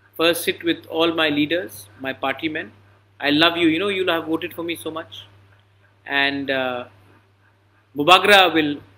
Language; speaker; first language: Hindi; non-native, local second language; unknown